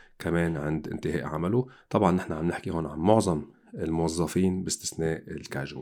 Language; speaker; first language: Arabic; native; Arabic